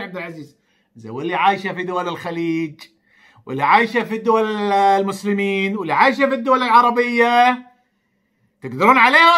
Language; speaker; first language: Arabic; native; Arabic